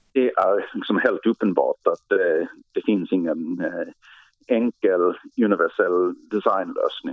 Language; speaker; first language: Swedish; non-native, fluent; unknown